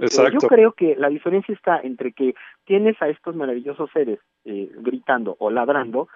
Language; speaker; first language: Spanish; native; Spanish